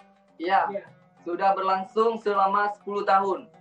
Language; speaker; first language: Indonesian; non-native, local second language; Achinese